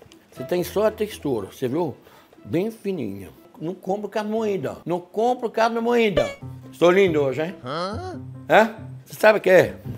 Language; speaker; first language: Portuguese; non-native, fluent; French